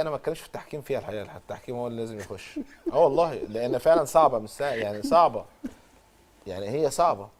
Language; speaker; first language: Arabic; native; Arabic